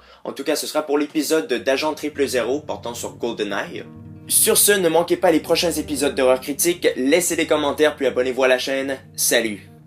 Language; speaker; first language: French; native; French